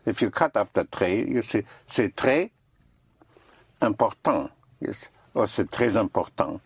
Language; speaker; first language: French; non-native, fluent; English